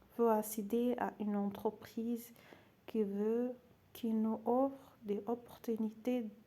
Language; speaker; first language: French; non-native, local second language; Arabic